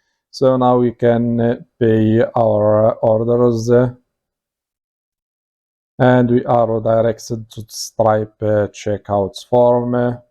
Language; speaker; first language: English; non-native, fluent; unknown